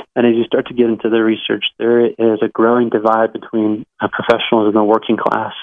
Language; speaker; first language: English; native; English